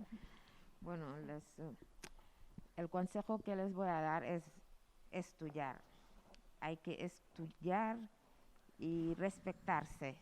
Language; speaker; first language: Spanish; non-native, fluent; Wolof